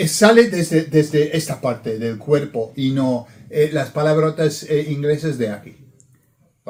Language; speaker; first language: Spanish; non-native, fluent; English